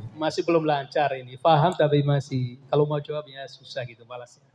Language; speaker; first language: Indonesian; non-native, learner; Arabic